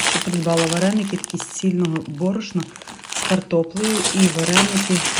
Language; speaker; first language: Ukrainian; non-native, local second language; Russian